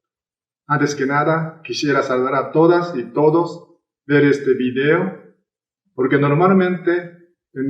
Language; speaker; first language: Spanish; non-native, fluent; Japanese